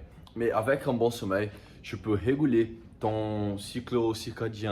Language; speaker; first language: French; non-native, learner; Portuguese